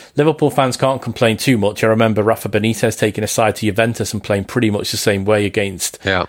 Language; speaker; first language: English; native; English